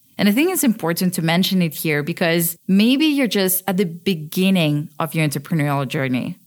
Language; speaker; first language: English; early bilingual, other home language; Russian